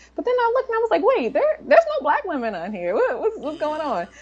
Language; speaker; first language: English; native; English